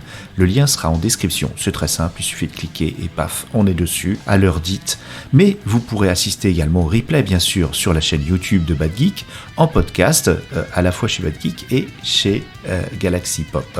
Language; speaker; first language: French; native; French